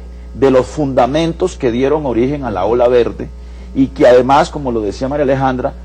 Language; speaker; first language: Spanish; native; Spanish